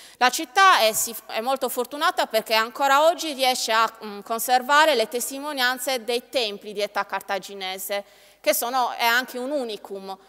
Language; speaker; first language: Italian; native; Italian